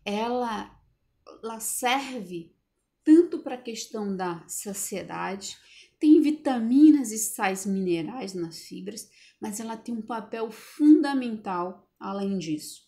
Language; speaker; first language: Portuguese; native; Portuguese